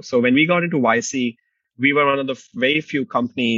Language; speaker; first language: English; non-native, local second language; Hindi